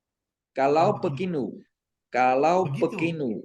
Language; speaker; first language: Indonesian; non-native, learner; Chinese